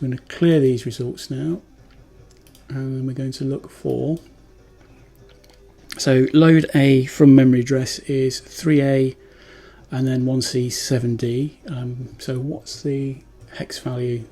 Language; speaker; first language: English; native; English